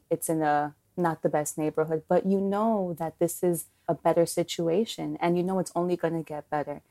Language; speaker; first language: English; native; English